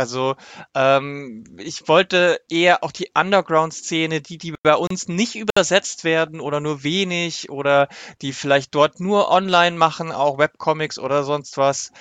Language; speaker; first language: German; native; German